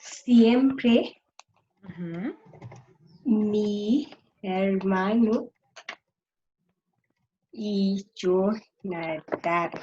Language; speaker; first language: Spanish; non-native, learner; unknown